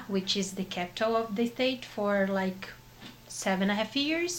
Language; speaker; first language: English; non-native, fluent; Portuguese